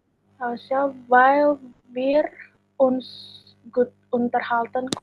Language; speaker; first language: German; non-native, learner; Indonesian